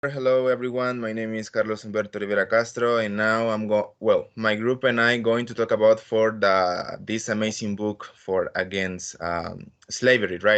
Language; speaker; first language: English; non-native, learner; Spanish